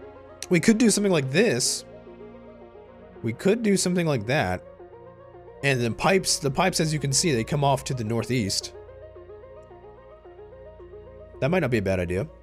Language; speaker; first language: English; native; English